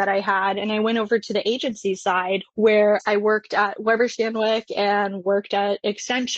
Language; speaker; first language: English; native; English